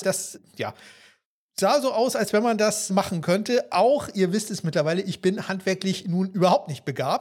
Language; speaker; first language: German; native; German